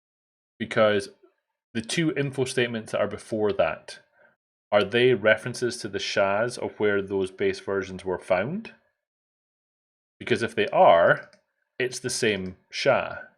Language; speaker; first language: English; native; English